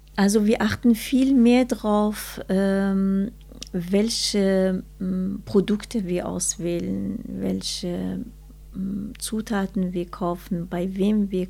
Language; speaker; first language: German; non-native, learner; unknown